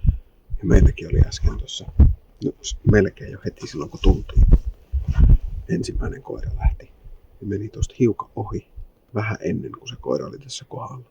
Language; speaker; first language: Finnish; native; Finnish